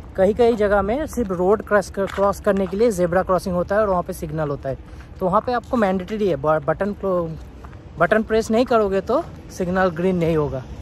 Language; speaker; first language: Hindi; native; Hindi